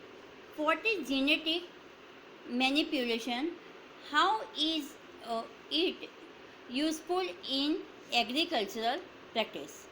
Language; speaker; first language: English; non-native, local second language; Hindi